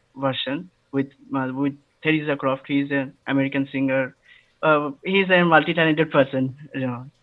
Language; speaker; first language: English; non-native, local second language; Bangla